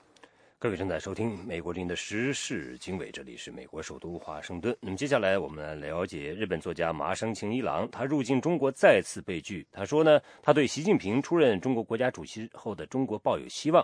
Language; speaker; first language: Chinese; native; Chinese